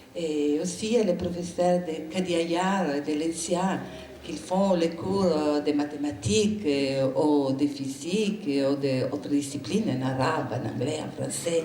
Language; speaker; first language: French; non-native, learner; Italian